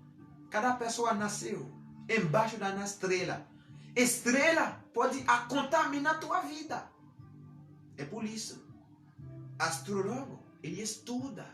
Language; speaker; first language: Portuguese; non-native, learner; Haitian Creole